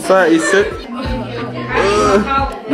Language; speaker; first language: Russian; non-native, local second language; Kazakh